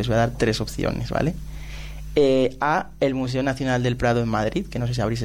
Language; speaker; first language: Spanish; native; Spanish